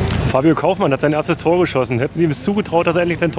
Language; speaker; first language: German; native; German